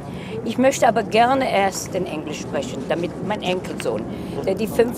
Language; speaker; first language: German; early bilingual, heritage; German